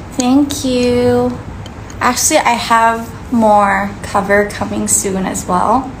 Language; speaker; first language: English; early bilingual, other home language; Thai